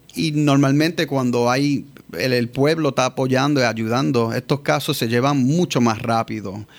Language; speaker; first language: Spanish; early bilingual, heritage; Spanish